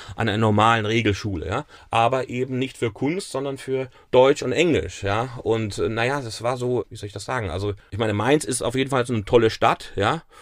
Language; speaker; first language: German; native; German